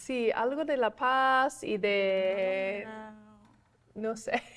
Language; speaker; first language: Spanish; non-native, fluent; English